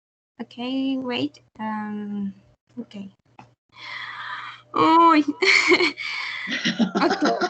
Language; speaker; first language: English; non-native, learner; Spanish